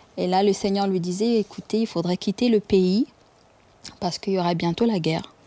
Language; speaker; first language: French; non-native, local second language; Kinyarwanda